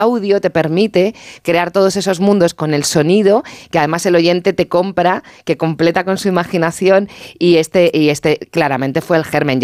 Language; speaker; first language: Spanish; native; Spanish